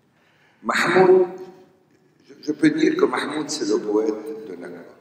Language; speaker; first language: French; non-native, local second language; Arabic